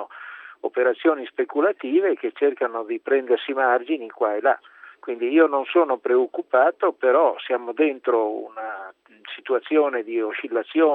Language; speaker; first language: Italian; native; Italian